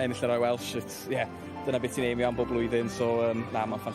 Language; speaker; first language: Welsh; native; Welsh